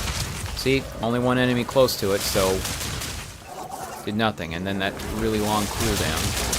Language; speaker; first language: English; native; English